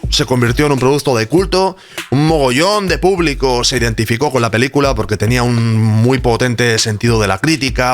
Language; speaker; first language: Spanish; native; Spanish